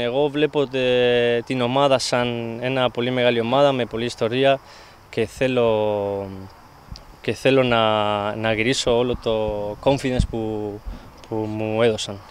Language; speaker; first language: Greek; non-native, learner; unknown